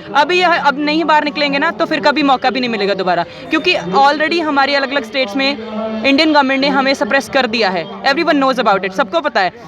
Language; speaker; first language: Hindi; non-native, local second language; Punjabi